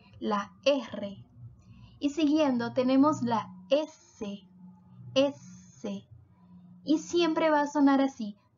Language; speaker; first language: Spanish; non-native, fluent; Portuguese